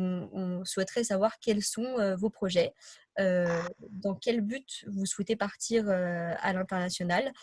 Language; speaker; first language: French; native; French